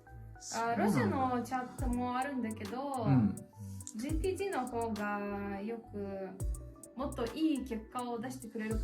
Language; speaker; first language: Japanese; non-native, fluent; Russian